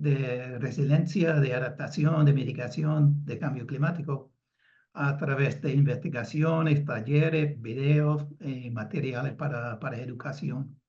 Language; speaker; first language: Spanish; non-native, fluent; English